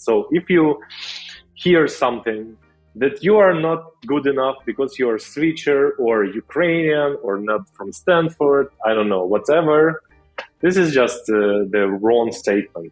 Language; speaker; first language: English; non-native, fluent; Russian